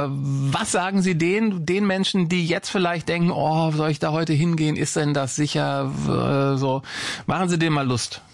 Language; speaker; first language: German; native; German